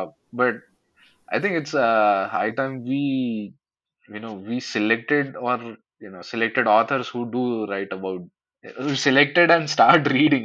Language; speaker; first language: English; non-native, local second language; Hindi